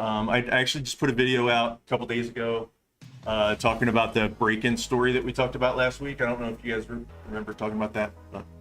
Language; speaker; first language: English; native; English